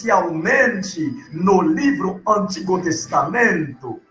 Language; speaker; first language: Portuguese; non-native, learner; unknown